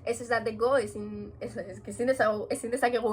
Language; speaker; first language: Basque; non-native, local second language; Spanish